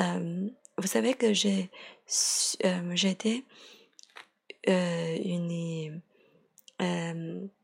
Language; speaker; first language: French; non-native, learner; Chinese